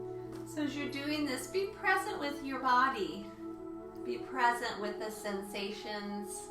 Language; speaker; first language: English; native; English